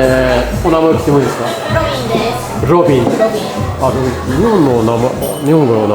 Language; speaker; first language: Japanese; non-native, learner; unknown